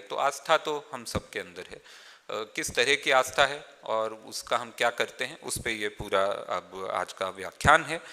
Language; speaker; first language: Hindi; native; Hindi